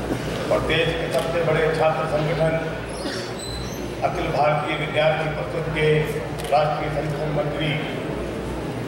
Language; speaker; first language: Hindi; native; Hindi